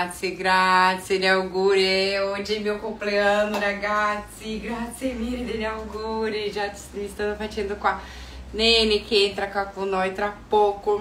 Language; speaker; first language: Italian; non-native, fluent; Portuguese